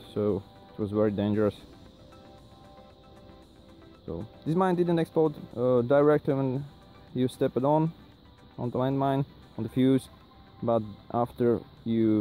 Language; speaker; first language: English; non-native, learner; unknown